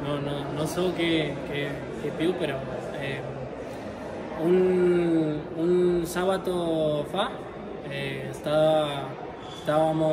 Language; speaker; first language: Italian; non-native, learner; Spanish